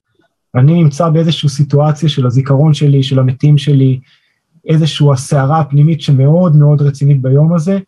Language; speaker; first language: Hebrew; native; Hebrew